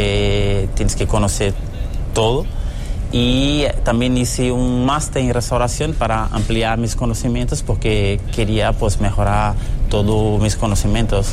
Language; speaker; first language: Spanish; early bilingual, other home language; Portuguese